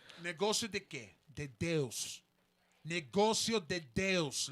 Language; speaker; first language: Portuguese; non-native, learner; Spanish